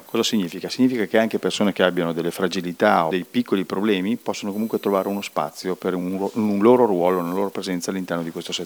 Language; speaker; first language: Italian; native; Italian